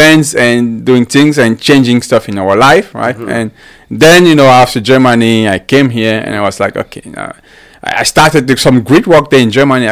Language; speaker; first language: English; non-native, local second language; French